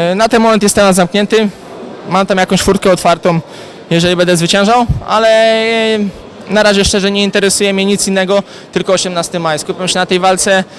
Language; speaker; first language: Polish; native; Polish